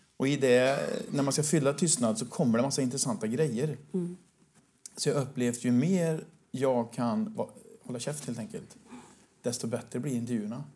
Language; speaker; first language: Swedish; native; Swedish